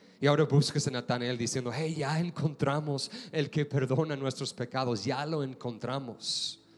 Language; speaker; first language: Spanish; non-native, fluent; English